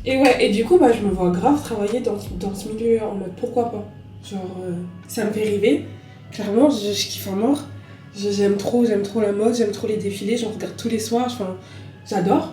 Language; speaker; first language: French; native; French